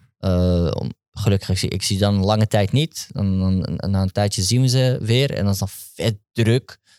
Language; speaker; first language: Dutch; early bilingual, other home language; Turkish